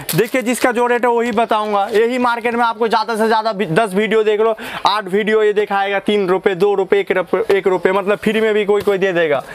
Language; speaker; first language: Hindi; non-native, local second language; Bangla